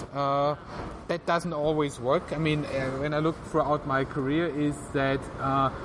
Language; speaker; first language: English; non-native, fluent; German